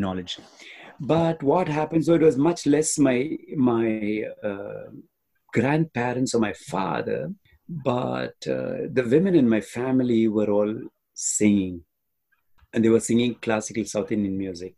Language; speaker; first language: English; non-native, local second language; Tamil